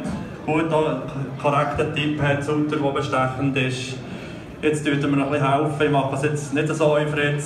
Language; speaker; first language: German; native; German